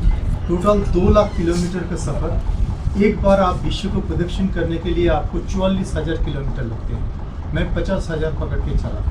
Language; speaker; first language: Hindi; non-native, local second language; Bangla